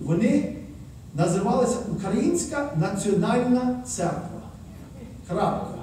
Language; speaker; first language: Ukrainian; early bilingual, heritage; Ukrainian